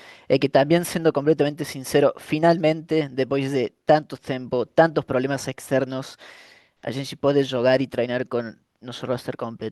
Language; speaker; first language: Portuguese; non-native, fluent; Spanish